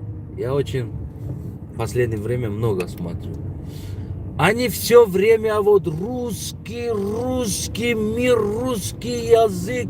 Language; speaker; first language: Russian; non-native, local second language; Tajik